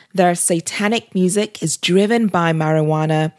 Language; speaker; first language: English; native; English